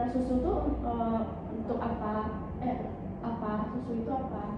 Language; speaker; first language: Indonesian; native; Indonesian